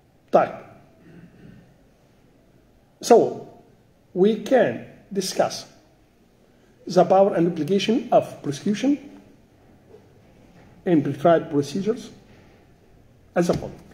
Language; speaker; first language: English; non-native, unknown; Arabic